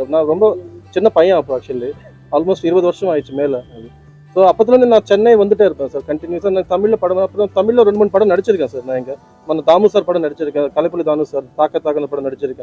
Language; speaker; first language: Tamil; non-native, local second language; Telugu